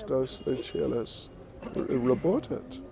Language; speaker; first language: Russian; non-native, learner; English